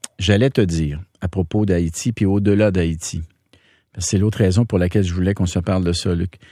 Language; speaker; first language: French; native; French